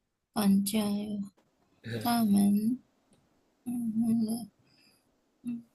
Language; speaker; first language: Chinese; non-native, learner; Indonesian